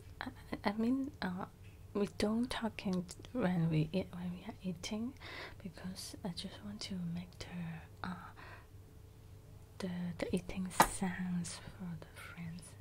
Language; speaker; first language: English; non-native, learner; Cantonese